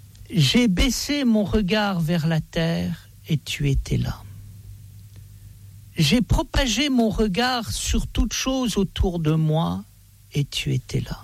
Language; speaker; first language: French; native; French